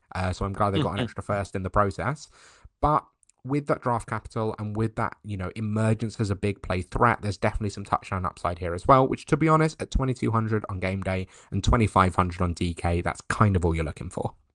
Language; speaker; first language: English; native; English